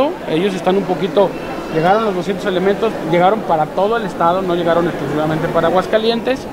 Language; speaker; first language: Spanish; native; Spanish